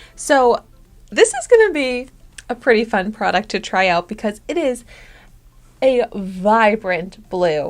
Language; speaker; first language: English; native; English